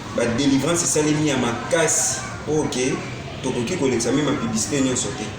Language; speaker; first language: Lingala; native; Lingala